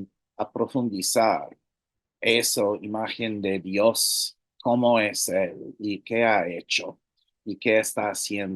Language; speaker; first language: Spanish; non-native, fluent; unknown